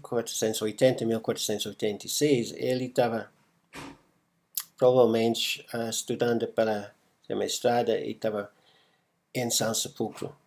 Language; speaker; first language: Portuguese; non-native, fluent; English